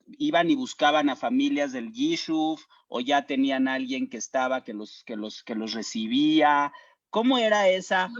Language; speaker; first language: Spanish; native; Spanish